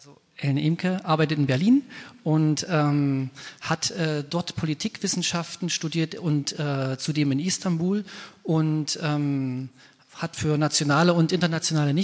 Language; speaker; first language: German; native; German